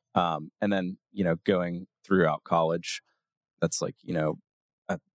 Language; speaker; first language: English; native; English